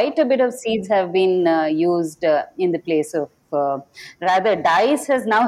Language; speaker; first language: English; non-native, local second language; Kannada